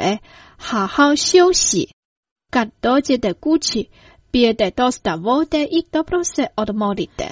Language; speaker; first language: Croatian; non-native, fluent; Chinese